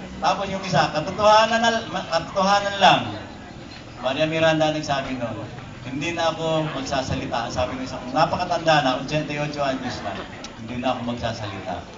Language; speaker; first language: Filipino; native; Filipino